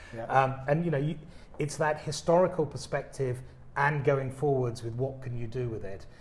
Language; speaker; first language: English; native; English